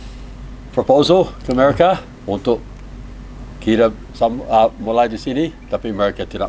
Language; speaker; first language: Indonesian; non-native, learner; English